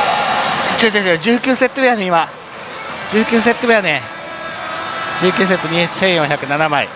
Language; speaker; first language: Japanese; native; Japanese